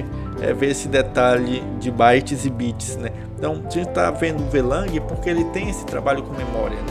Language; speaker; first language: Portuguese; native; Portuguese